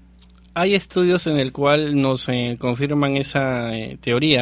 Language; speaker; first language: Spanish; native; Spanish